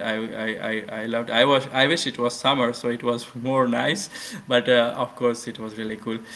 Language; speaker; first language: English; non-native, local second language; Hindi